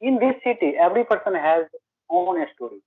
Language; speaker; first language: English; non-native, learner; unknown